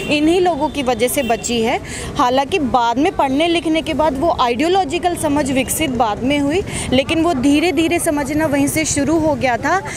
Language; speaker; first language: Hindi; native; Hindi